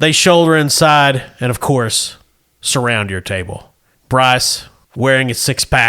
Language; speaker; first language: English; native; English